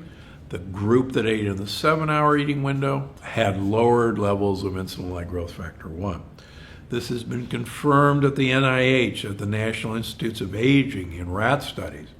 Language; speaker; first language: English; native; English